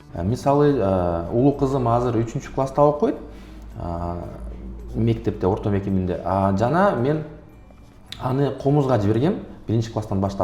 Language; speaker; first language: Kyrgyz; non-native, local second language; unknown